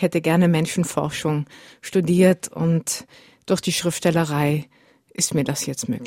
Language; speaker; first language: German; native; German